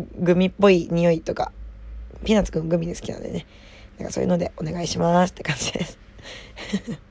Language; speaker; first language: Japanese; native; Japanese